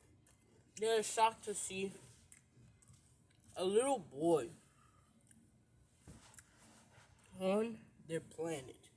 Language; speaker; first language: English; native; English